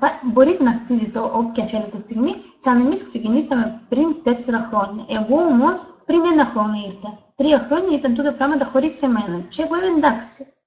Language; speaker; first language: Greek; non-native, learner; Russian